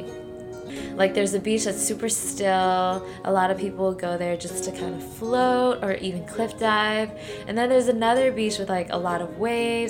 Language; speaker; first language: English; native; English